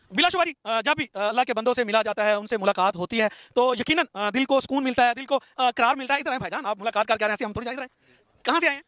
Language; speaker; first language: Urdu; non-native, local second language; Punjabi